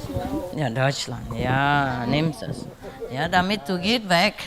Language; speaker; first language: German; non-native, learner; Vietnamese